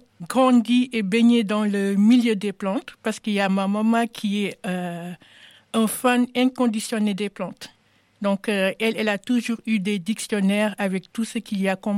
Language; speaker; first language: French; non-native, local second language; Wolof